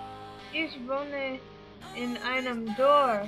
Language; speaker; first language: German; non-native, learner; English